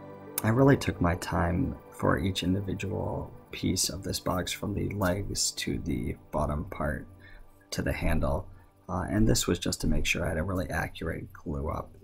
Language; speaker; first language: English; native; English